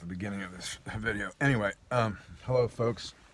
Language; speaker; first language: English; native; English